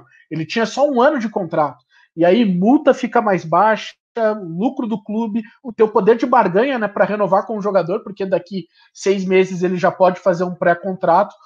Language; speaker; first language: Portuguese; native; Portuguese